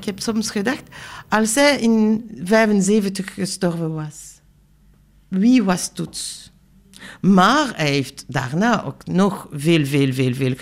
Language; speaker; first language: Dutch; non-native, local second language; French